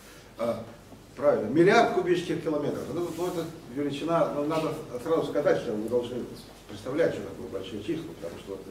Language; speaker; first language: Russian; native; Russian